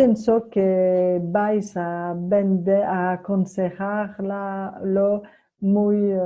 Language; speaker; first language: Spanish; non-native, fluent; French